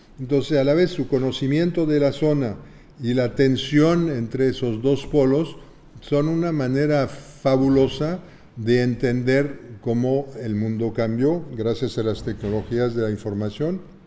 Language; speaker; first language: Spanish; non-native, fluent; French